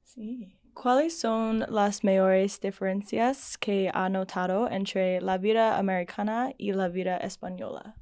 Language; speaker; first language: Spanish; non-native, learner; English